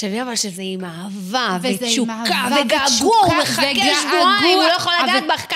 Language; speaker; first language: Hebrew; native; Hebrew